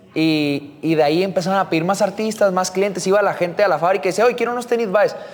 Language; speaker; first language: Spanish; native; Spanish